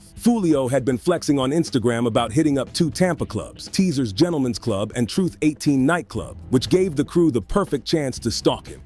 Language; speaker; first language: English; native; English